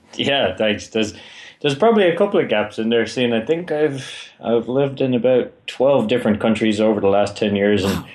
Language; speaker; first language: English; native; English